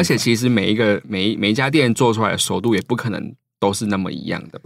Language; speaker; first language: Chinese; native; Chinese